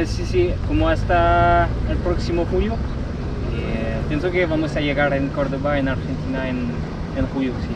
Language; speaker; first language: Spanish; non-native, learner; French